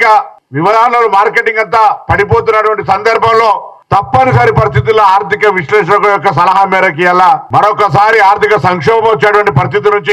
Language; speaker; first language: Telugu; native; Telugu